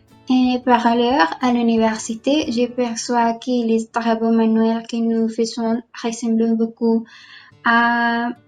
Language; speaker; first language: French; non-native, learner; Spanish